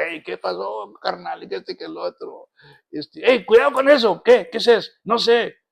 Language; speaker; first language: Spanish; early bilingual, other home language; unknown